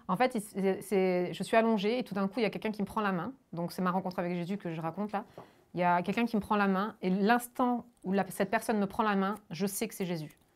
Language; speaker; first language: French; early bilingual, other home language; German